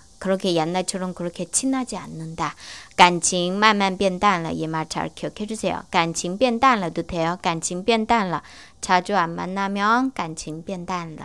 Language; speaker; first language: Korean; non-native, learner; Chinese